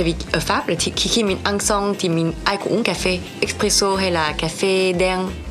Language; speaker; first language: Vietnamese; early bilingual, heritage; French